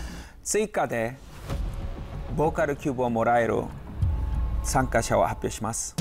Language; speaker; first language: Japanese; non-native, fluent; Korean